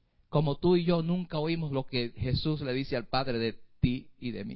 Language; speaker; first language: Spanish; native; Spanish